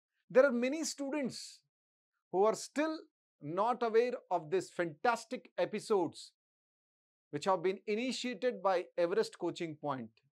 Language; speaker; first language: English; non-native, local second language; Telugu